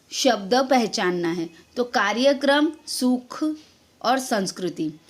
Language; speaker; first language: Hindi; non-native, local second language; Gujarati